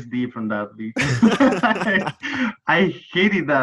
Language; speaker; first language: English; non-native, fluent; Spanish